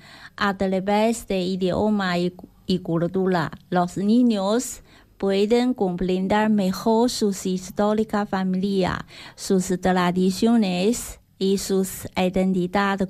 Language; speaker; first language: Spanish; non-native, learner; Chinese